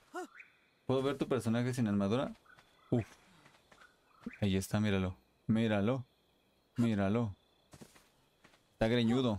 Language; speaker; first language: Spanish; native; Spanish